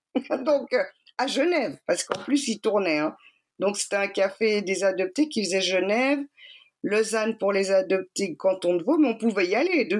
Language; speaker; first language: French; native; French